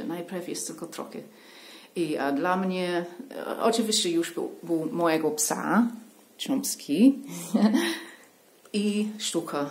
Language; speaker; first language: Polish; non-native, learner; English